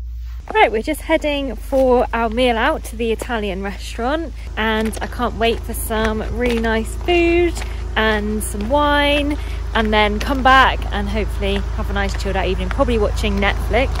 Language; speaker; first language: English; native; English